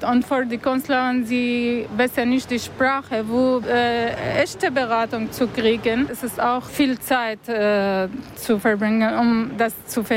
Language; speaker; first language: German; non-native, learner; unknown